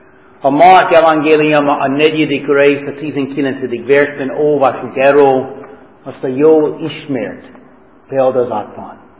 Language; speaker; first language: Hungarian; non-native, learner; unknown